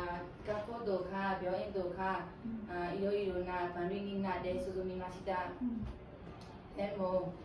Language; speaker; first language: Japanese; non-native, learner; Burmese